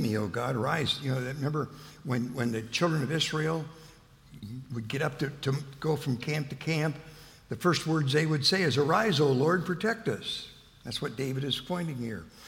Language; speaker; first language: English; native; English